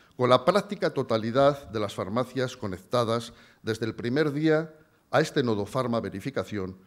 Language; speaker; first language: Spanish; native; Spanish